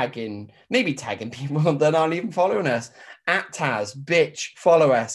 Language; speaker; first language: English; native; English